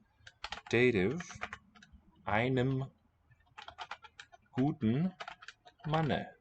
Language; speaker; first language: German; non-native, fluent; English